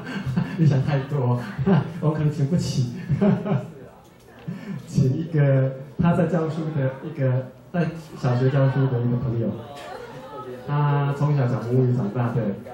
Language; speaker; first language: Chinese; native; Chinese